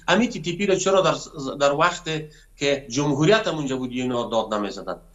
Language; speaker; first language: Persian; non-native, local second language; Pashto